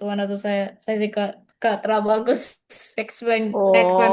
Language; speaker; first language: Indonesian; non-native, learner; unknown